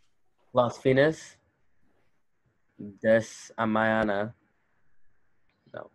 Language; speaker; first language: Spanish; non-native, learner; English